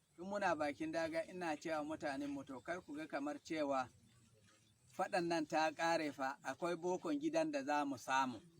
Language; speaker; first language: Hausa; non-native, local second language; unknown